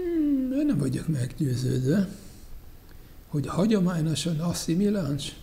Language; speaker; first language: Hungarian; non-native, fluent; English